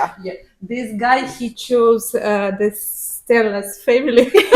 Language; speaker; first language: English; non-native, learner; Ukrainian